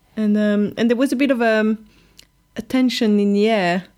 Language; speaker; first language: English; non-native, fluent; French